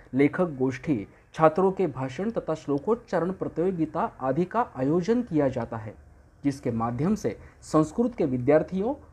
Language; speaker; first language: Hindi; non-native, local second language; Marathi